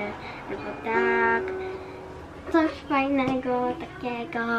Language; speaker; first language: Polish; early bilingual, heritage; Polish